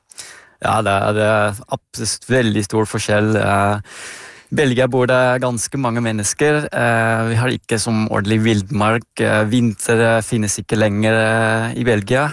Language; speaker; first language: Norwegian; non-native, fluent; Dutch